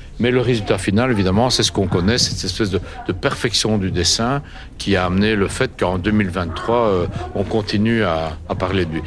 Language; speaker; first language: French; native; French